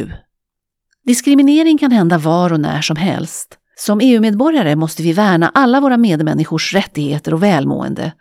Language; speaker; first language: Swedish; native; Swedish